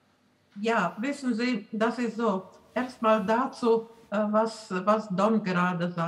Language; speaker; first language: German; non-native, fluent; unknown